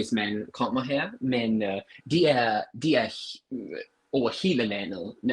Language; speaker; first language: Danish; non-native, fluent; English